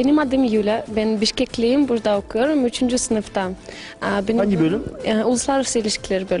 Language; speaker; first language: Turkish; non-native, learner; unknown